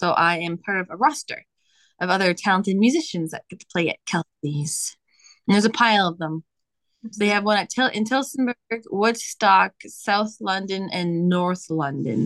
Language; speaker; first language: English; native; English